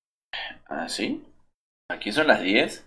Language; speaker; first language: Spanish; native; Spanish